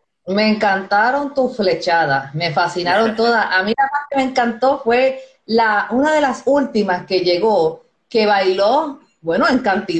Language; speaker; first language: Spanish; native; Spanish